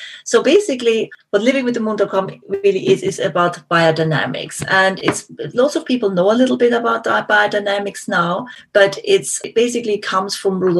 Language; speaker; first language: English; non-native, fluent; German